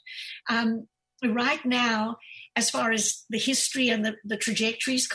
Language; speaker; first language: English; native; English